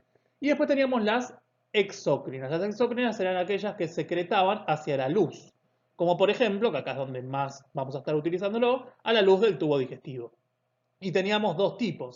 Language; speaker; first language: Spanish; native; Spanish